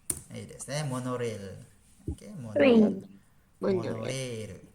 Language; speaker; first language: Japanese; non-native, fluent; Malay